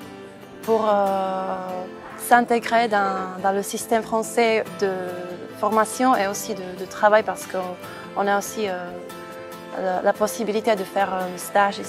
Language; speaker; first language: French; non-native, fluent; Czech